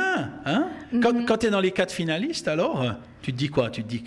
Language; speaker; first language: French; native; French